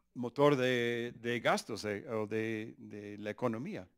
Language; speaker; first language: Spanish; early bilingual, other home language; English